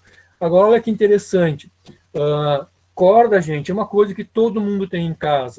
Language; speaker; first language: Portuguese; native; Portuguese